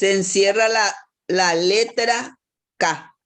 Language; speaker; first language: Spanish; native; Spanish